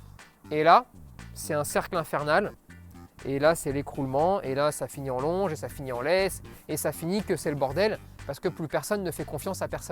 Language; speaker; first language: French; native; French